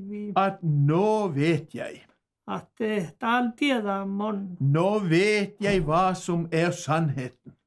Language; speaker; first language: Norwegian; native; Norwegian